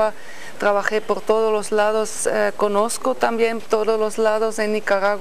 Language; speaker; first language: Spanish; non-native, fluent; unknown